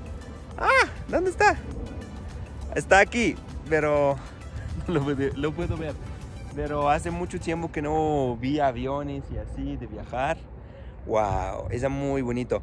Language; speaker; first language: Spanish; non-native, fluent; Arabic